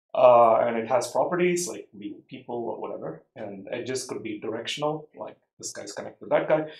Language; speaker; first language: English; non-native, local second language; Tamil